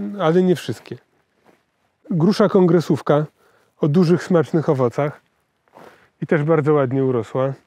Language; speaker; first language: Polish; native; Polish